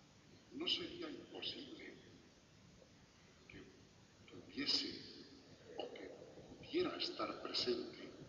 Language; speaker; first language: Spanish; native; Spanish